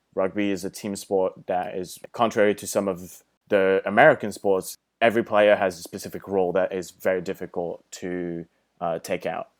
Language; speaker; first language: English; non-native, fluent; French